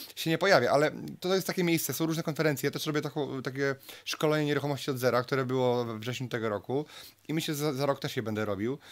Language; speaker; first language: Polish; native; Polish